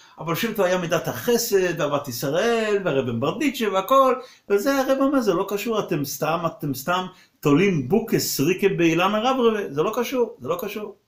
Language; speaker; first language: Hebrew; non-native, local second language; Yiddish